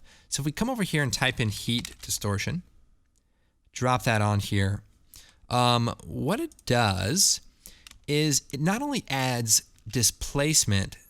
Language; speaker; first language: English; native; English